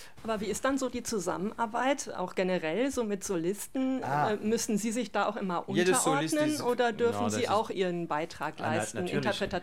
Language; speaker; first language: German; native; German